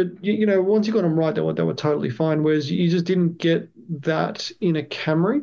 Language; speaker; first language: English; native; English